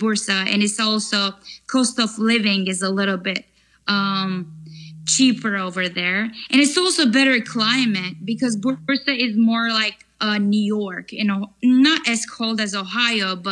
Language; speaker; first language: English; non-native, fluent; Turkish